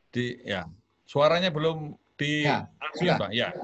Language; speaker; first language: Indonesian; native; Indonesian